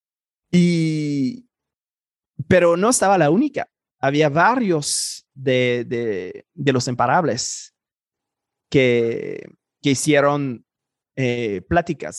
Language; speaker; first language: Spanish; non-native, fluent; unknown